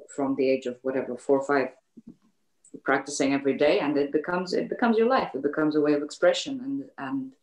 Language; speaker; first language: English; native; English